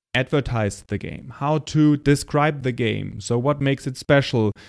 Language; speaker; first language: English; non-native, fluent; German